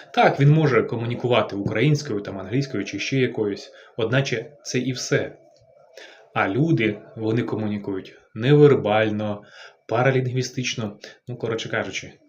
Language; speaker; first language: Ukrainian; native; Ukrainian